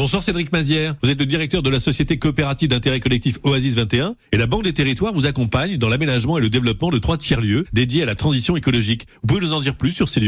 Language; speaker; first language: French; native; French